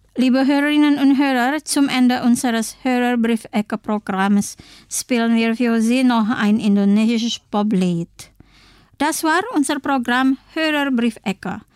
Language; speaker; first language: German; non-native, fluent; Indonesian